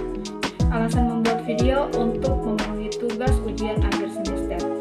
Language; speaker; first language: Indonesian; native; Indonesian